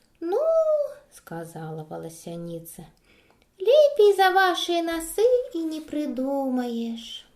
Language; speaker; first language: Belarusian; non-native, local second language; Russian